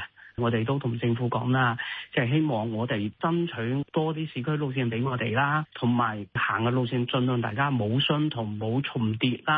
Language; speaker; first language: Cantonese; native; Cantonese